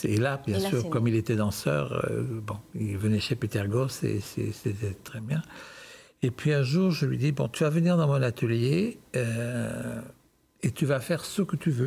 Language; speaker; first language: French; native; French